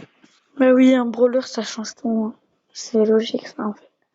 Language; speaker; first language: French; native; French